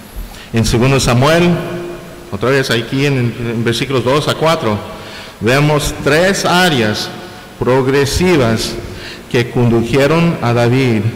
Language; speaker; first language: Spanish; non-native, fluent; English